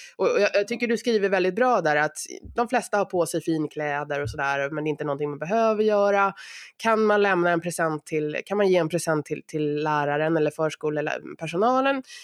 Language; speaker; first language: Swedish; native; Swedish